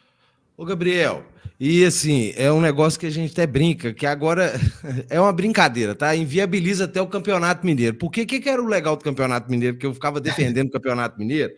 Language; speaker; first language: Portuguese; native; Portuguese